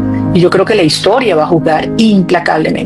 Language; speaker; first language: Spanish; native; Spanish